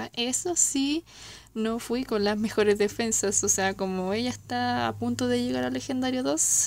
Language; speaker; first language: Spanish; native; Spanish